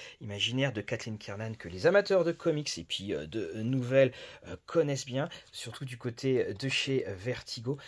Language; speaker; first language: French; native; French